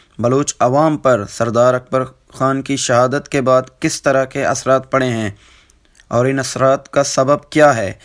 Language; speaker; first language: Urdu; non-native, local second language; Baluchi